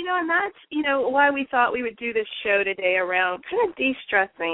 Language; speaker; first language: English; native; English